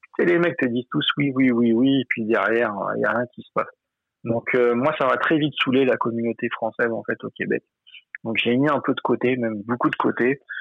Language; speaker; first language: French; native; French